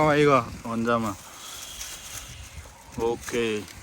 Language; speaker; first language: Korean; non-native, learner; Nepali